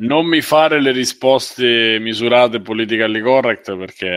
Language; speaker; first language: Italian; native; Italian